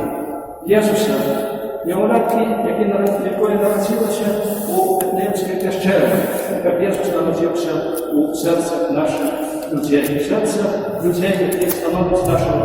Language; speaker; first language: Polish; non-native, fluent; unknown